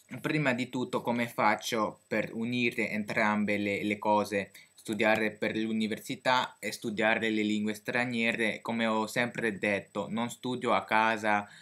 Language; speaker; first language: Italian; non-native, fluent; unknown